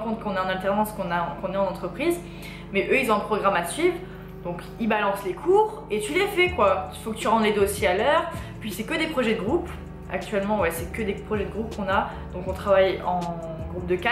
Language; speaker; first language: French; native; French